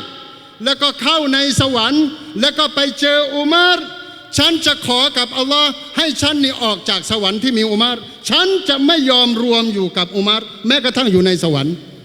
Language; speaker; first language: Thai; non-native, local second language; Malay